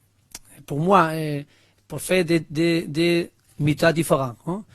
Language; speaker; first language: French; non-native, learner; Spanish